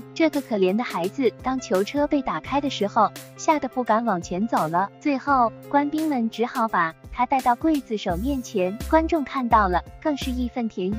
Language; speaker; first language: Chinese; native; Chinese